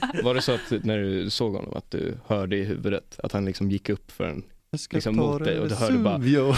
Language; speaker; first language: Swedish; native; Swedish